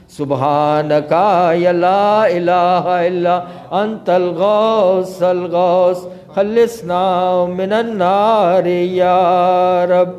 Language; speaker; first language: Urdu; native; Urdu